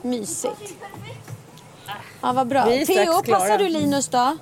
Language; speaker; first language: Swedish; native; Swedish